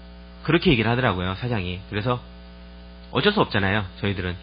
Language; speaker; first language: Korean; native; Korean